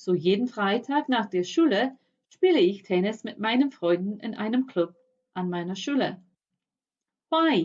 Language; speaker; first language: German; non-native, fluent; English